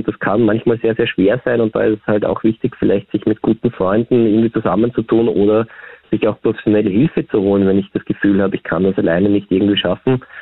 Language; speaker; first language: German; native; German